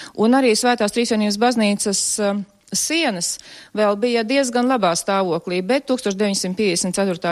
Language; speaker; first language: Latvian; native; Latvian